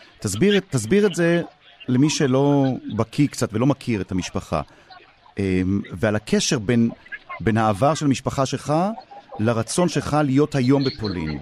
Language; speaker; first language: Hebrew; native; Hebrew